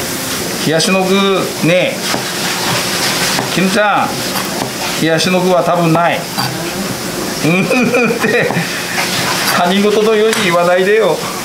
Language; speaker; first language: Japanese; native; Japanese